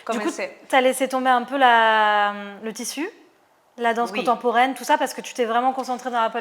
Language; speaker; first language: French; native; French